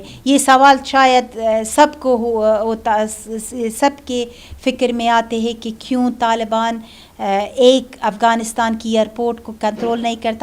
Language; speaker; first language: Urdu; non-native, fluent; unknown